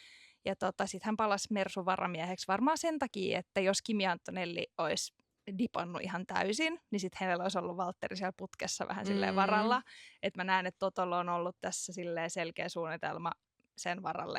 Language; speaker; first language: Finnish; native; Finnish